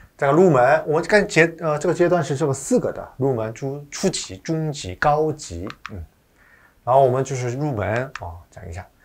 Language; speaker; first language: Chinese; non-native, fluent; Korean